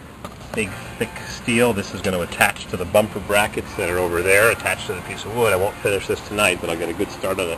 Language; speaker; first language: English; native; English